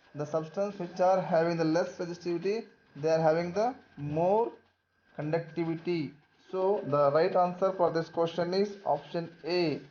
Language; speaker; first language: English; non-native, local second language; Kannada